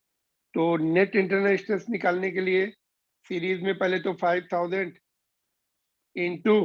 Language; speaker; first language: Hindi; non-native, local second language; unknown